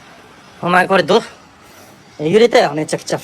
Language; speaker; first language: Japanese; native; Japanese